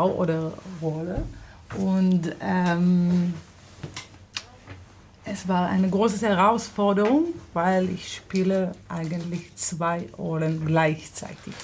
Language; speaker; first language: German; non-native, fluent; Hebrew